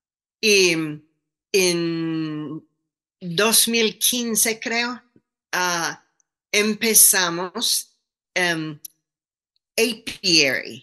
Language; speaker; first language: Spanish; non-native, fluent; English